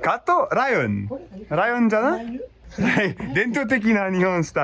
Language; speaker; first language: Japanese; non-native, learner; English